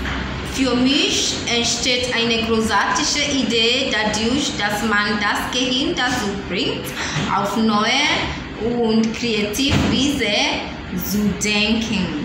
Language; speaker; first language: German; non-native, learner; English